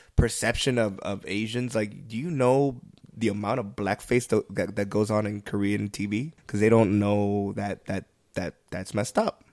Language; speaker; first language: English; native; English